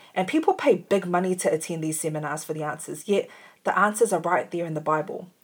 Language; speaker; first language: English; native; English